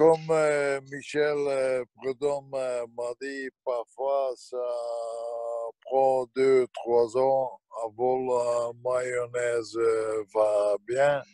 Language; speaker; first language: French; non-native, local second language; Dutch